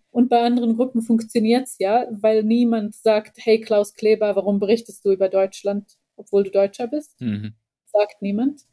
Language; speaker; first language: German; early bilingual, heritage; Bosnian